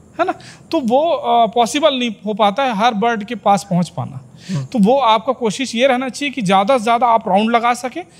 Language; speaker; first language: Hindi; native; Hindi